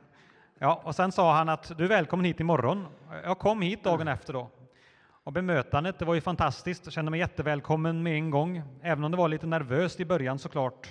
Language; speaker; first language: Swedish; native; Swedish